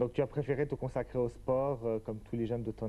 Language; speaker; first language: French; native; French